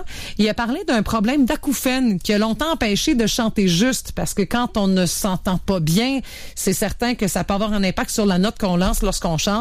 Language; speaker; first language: French; native; French